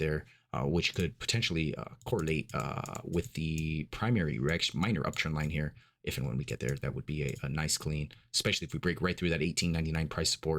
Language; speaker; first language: English; native; English